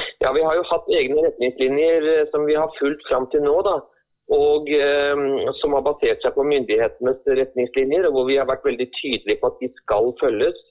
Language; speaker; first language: Norwegian; native; Norwegian